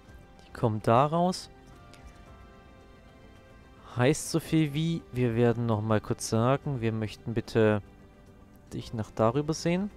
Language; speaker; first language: German; native; German